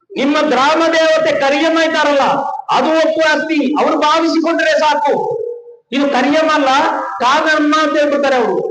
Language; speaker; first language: Kannada; non-native, local second language; Kodava